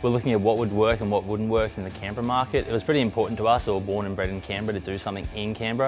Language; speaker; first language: English; native; English